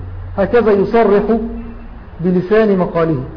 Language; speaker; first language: Arabic; native; Arabic